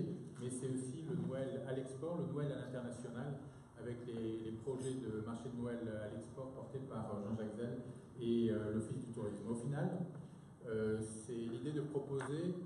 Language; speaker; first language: French; native; French